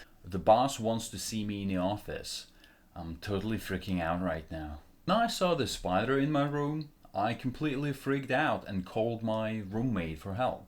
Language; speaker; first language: English; non-native, fluent; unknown